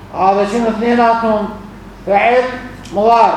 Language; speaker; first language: Arabic; native; Arabic